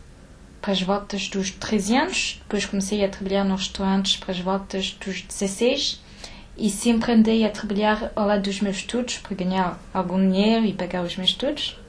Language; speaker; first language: Portuguese; early bilingual, heritage; French